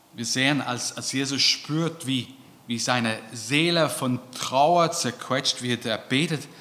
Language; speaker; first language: German; non-native, fluent; English